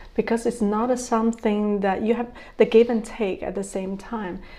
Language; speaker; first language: English; non-native, fluent; Chinese